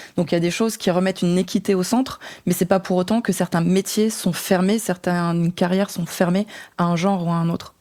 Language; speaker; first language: French; native; French